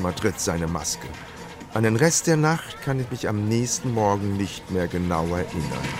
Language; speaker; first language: German; native; German